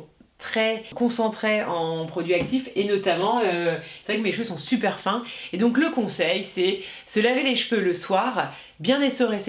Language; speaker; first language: French; native; French